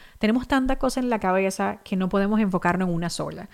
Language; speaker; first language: Spanish; native; Spanish